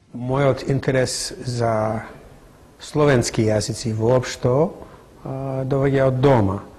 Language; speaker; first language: Macedonian; non-native, fluent; English